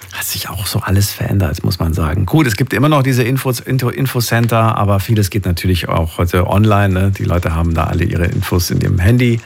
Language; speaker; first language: German; native; German